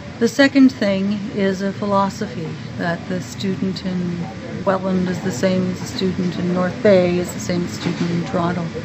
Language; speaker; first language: English; native; English